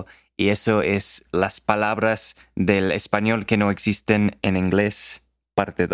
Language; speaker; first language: Spanish; non-native, fluent; English